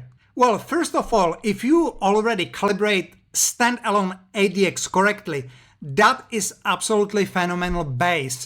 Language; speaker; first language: English; non-native, fluent; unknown